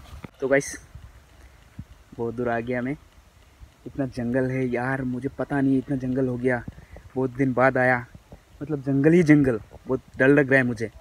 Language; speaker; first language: Hindi; non-native, local second language; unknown